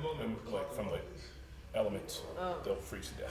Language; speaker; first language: English; native; English